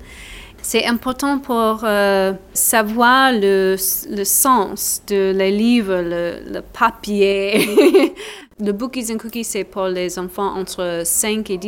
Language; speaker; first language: French; non-native, learner; English